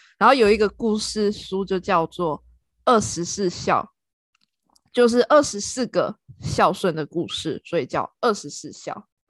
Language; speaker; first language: Chinese; native; Chinese